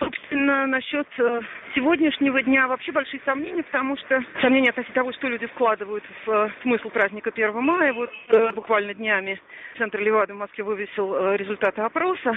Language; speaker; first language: Russian; native; Russian